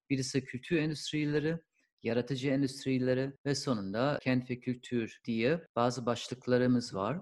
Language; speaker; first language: Turkish; non-native, fluent; German